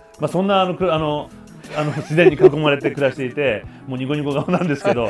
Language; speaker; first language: Japanese; native; Japanese